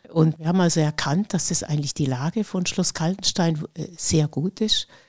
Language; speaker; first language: German; native; German